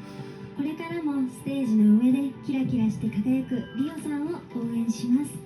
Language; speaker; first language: Japanese; native; Japanese